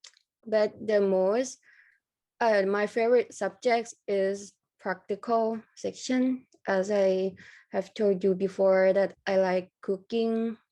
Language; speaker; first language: English; non-native, fluent; Thai